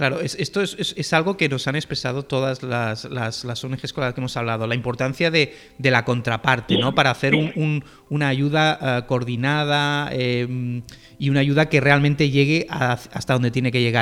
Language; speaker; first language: Spanish; native; Spanish